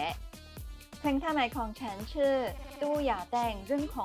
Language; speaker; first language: Thai; non-native, learner; Cantonese